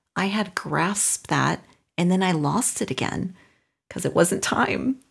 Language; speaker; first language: English; non-native, fluent; Spanish